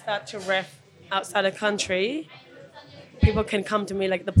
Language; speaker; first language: English; non-native, fluent; Khmer